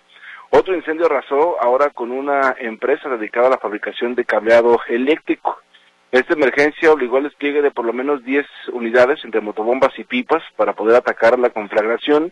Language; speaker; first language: Spanish; native; Spanish